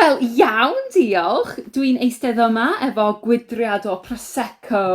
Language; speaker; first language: Welsh; non-native, learner; English